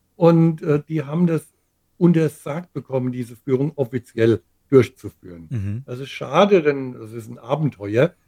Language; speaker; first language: German; native; German